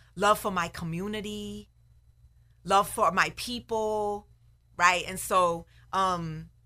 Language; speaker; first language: English; native; English